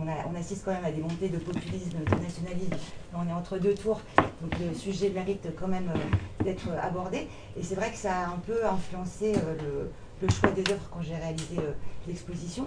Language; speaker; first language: French; native; French